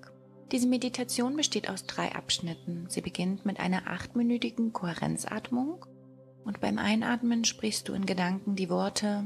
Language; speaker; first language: German; native; German